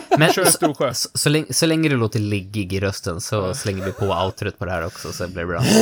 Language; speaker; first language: Swedish; native; Swedish